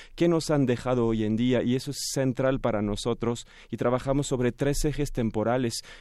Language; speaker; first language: Spanish; non-native, fluent; French